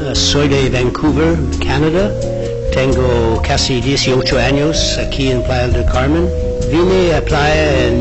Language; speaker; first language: Spanish; non-native, fluent; English